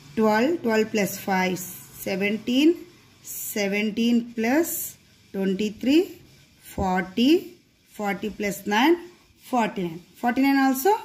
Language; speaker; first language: English; non-native, local second language; Kannada